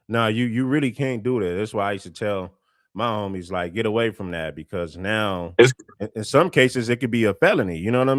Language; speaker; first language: English; native; English